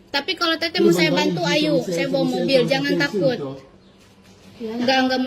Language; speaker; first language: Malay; non-native, local second language; Sundanese